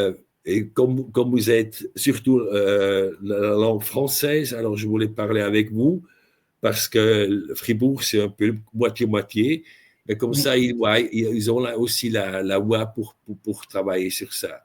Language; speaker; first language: French; non-native, local second language; German